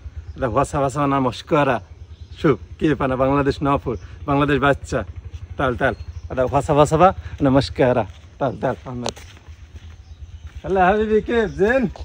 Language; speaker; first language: Arabic; non-native, learner; Bangla